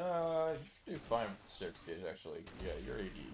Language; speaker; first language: English; native; English